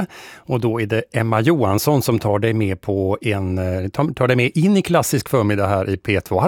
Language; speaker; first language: Swedish; native; Swedish